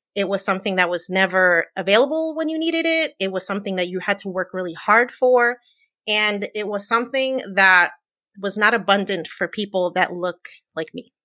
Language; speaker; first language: English; early bilingual, other home language; Spanish